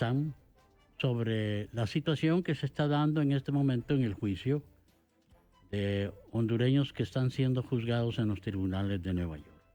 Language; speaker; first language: Spanish; native; Spanish